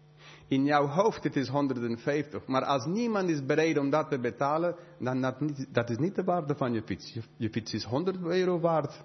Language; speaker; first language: Dutch; non-native, fluent; English